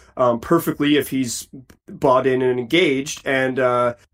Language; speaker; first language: English; native; English